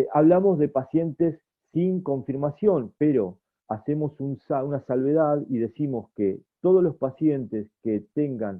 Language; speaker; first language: Spanish; native; Spanish